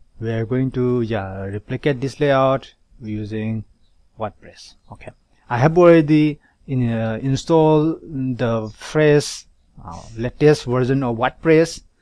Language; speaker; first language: English; non-native, local second language; Manipuri